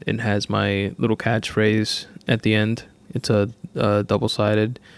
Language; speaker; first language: English; native; English